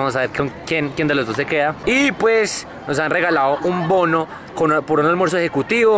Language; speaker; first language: Spanish; native; Spanish